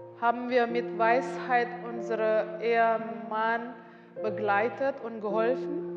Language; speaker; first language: German; non-native, learner; Indonesian